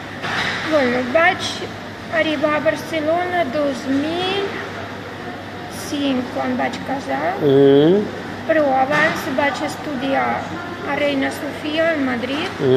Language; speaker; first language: Catalan; non-native, fluent; Russian